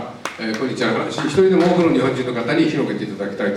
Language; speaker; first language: Japanese; native; Japanese